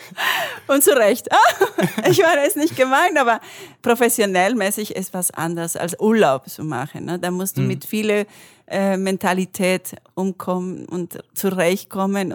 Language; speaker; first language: German; non-native, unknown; Spanish